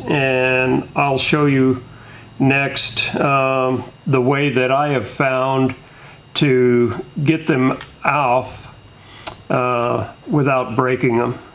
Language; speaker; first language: English; native; English